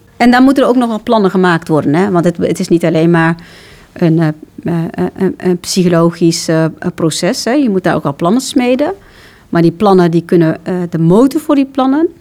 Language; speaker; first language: Dutch; early bilingual, other home language; Turkish